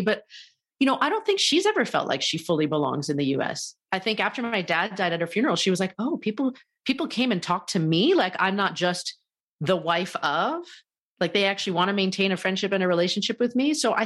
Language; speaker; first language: English; native; English